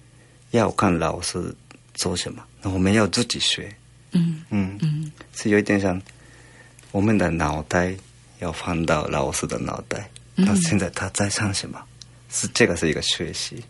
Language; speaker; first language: Chinese; non-native, fluent; Japanese